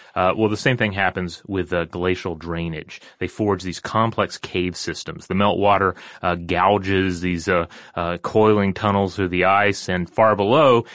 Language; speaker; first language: English; native; English